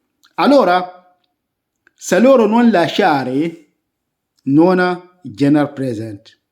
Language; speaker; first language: Italian; non-native, learner; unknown